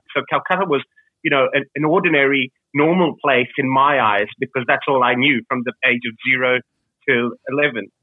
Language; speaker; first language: English; early bilingual, other home language; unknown